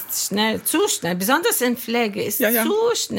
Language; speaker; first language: German; non-native, learner; Arabic